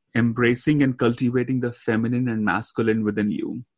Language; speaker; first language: English; non-native, local second language; Hindi